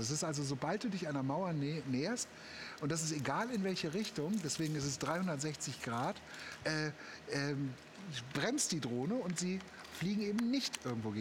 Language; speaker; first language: German; native; German